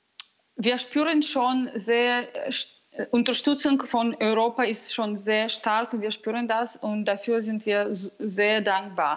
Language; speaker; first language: German; non-native, fluent; Russian